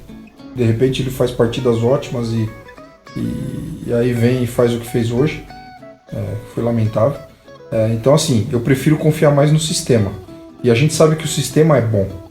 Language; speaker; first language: Portuguese; native; Portuguese